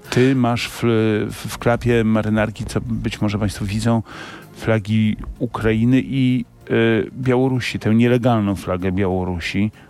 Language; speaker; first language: Polish; native; Polish